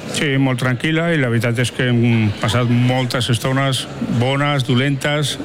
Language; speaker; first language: Catalan; non-native, fluent; Basque